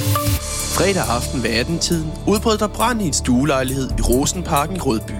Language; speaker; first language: Danish; native; Danish